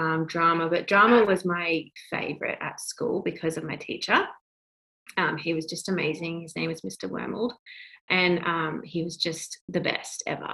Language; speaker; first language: English; native; English